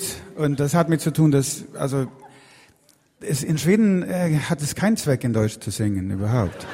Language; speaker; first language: German; non-native, learner; Swedish